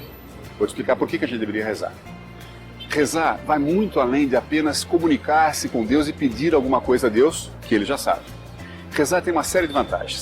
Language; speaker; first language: Portuguese; native; Portuguese